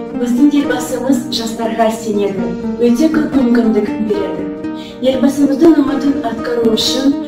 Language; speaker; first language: Kazakh; non-native, local second language; Russian